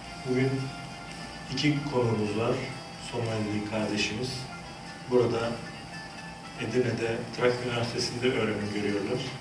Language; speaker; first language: Turkish; native; Turkish